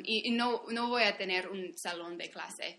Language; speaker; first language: Spanish; non-native, fluent; English